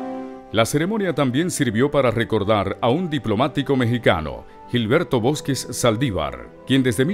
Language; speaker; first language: Spanish; native; Spanish